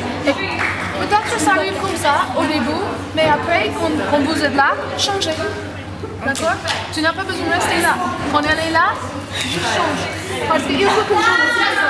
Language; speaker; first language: French; non-native, learner; English